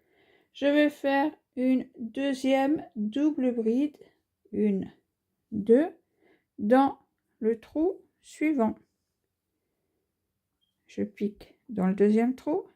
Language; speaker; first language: French; native; French